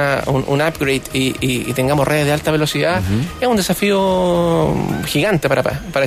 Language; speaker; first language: Spanish; native; Spanish